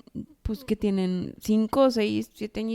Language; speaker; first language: Spanish; native; Spanish